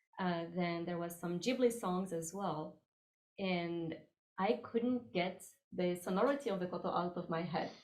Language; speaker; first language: English; non-native, fluent; French